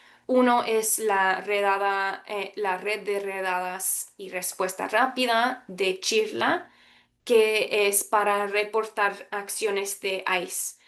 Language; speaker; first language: Spanish; early bilingual, heritage; Spanish